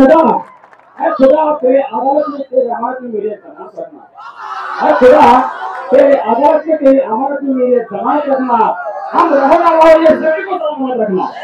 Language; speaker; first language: Hindi; non-native, local second language; Marathi